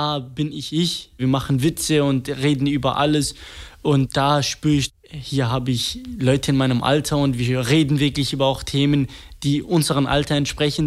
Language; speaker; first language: German; non-native, fluent; Kurdish